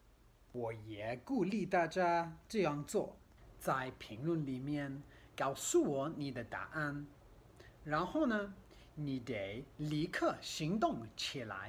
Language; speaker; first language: Chinese; non-native, fluent; English